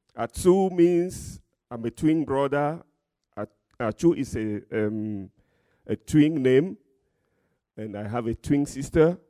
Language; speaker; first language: English; non-native, fluent; Ewe